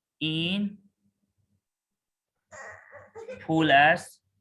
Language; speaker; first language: Persian; non-native, fluent; Urdu